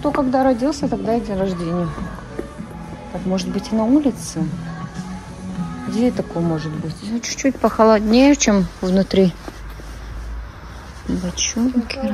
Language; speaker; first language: Russian; native; Russian